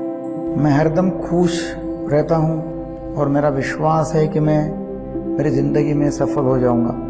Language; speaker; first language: Hindi; non-native, local second language; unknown